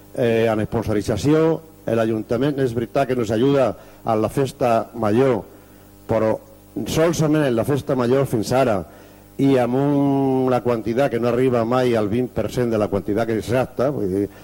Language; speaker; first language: Catalan; non-native, local second language; Spanish